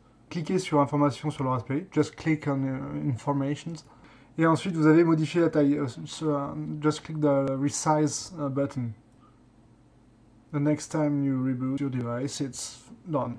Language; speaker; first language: English; non-native, fluent; French